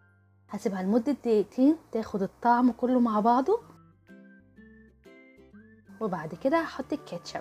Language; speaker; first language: Arabic; native; Arabic